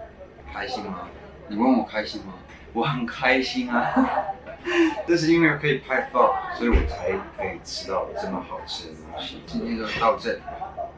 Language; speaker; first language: Chinese; non-native, local second language; Cantonese